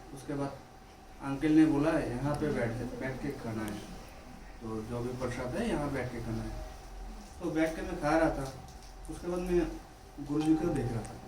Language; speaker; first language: Hindi; non-native, local second language; Bangla